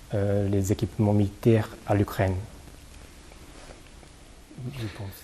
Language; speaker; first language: French; non-native, fluent; Japanese